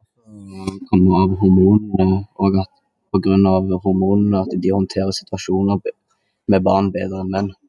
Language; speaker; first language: Norwegian; early bilingual, other home language; Indonesian